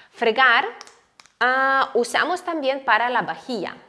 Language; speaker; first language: Spanish; non-native, fluent; Ukrainian